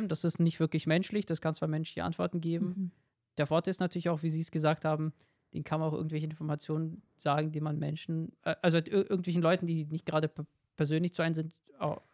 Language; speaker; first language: German; native; German